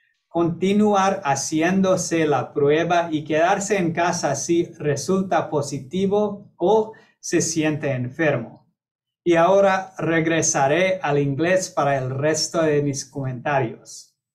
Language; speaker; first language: Spanish; non-native, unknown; English